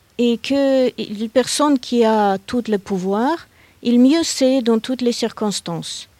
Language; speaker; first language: French; non-native, fluent; Russian